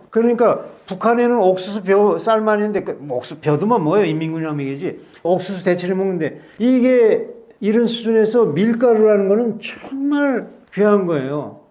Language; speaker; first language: Korean; native; Korean